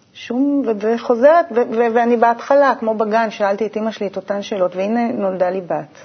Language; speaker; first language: Hebrew; native; Hebrew